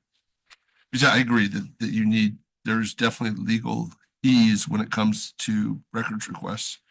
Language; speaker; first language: English; native; English